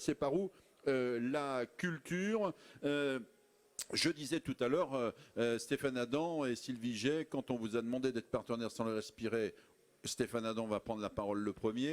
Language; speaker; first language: French; native; French